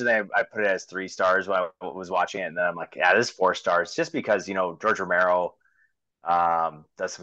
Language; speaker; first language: English; native; English